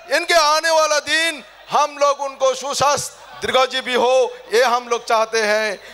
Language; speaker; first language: Hindi; non-native, local second language; Assamese